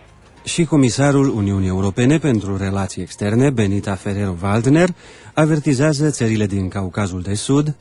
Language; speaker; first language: Romanian; native; Romanian